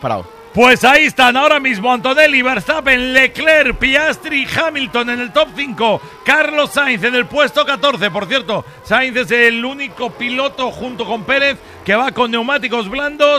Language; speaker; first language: Spanish; native; Spanish